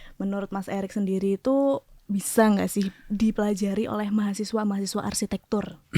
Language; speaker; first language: Indonesian; native; Indonesian